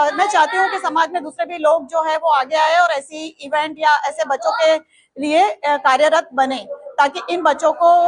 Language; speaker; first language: Hindi; non-native, local second language; Gujarati